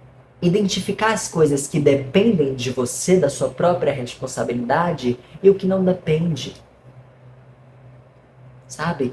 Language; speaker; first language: Portuguese; native; Portuguese